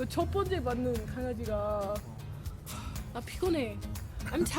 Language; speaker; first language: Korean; non-native, learner; English